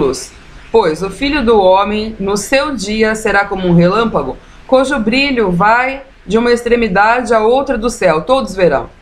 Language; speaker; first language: Portuguese; native; Portuguese